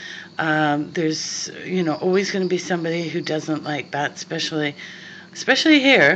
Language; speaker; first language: English; native; English